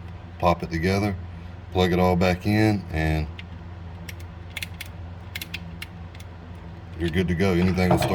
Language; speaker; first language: English; native; English